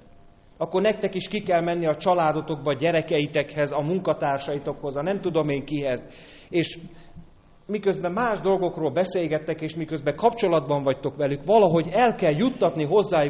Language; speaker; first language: Hungarian; native; Hungarian